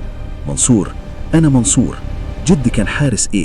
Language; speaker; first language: Arabic; native; Arabic